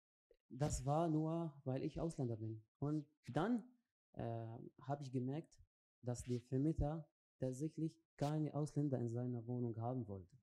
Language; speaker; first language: German; non-native, learner; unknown